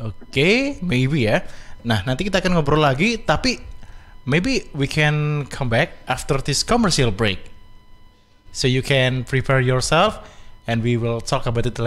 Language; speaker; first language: English; non-native, fluent; Indonesian